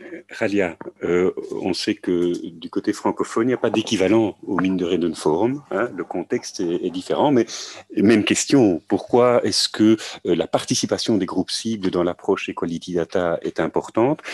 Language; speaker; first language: French; native; French